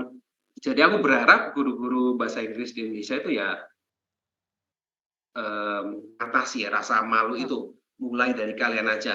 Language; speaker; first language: Indonesian; non-native, fluent; English